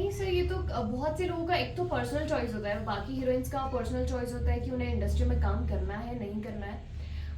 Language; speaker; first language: Hindi; native; Hindi